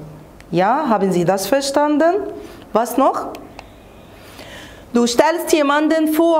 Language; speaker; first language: German; non-native, fluent; Arabic